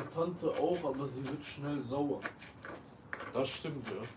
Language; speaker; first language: German; early bilingual, other home language; Kurdish